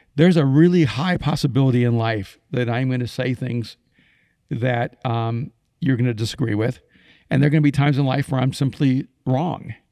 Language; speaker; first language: English; early bilingual, other home language; Spanish